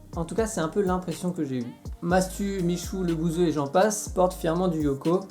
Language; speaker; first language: French; native; French